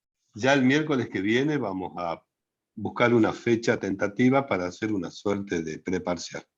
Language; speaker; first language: Spanish; native; Spanish